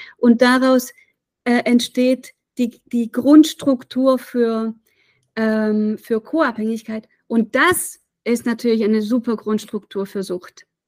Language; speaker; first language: German; native; German